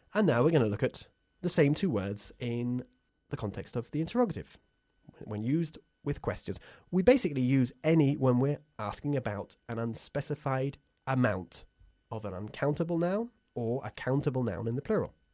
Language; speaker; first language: English; native; English